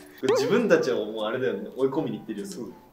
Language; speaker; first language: Japanese; native; Japanese